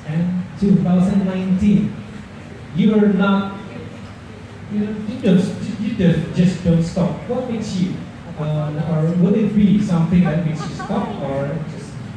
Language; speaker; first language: English; non-native, fluent; Indonesian